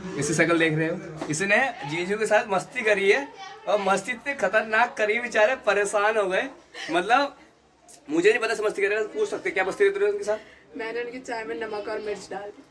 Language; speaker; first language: Hindi; native; Hindi